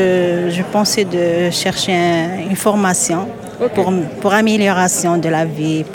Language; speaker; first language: French; non-native, learner; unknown